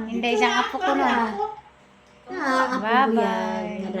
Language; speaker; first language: Filipino; non-native, local second language; Cebuano